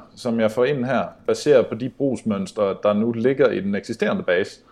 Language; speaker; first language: Danish; native; Danish